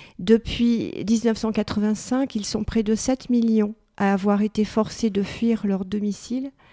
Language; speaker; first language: French; native; French